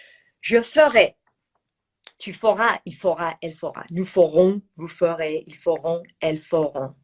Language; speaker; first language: French; non-native, fluent; Persian